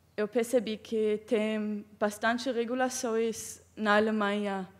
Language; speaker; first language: Portuguese; non-native, fluent; German